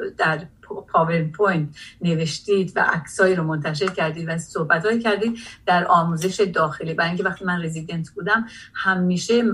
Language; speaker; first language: Persian; non-native, local second language; Azerbaijani